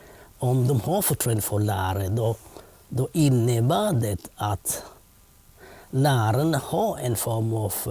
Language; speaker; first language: Swedish; non-native, fluent; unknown